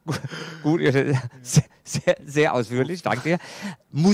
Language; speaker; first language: German; native; German